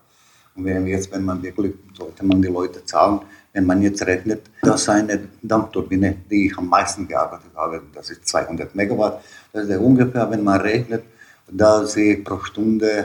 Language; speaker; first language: German; non-native, learner; Bosnian